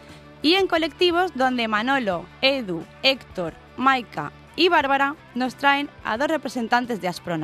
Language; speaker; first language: Spanish; native; Spanish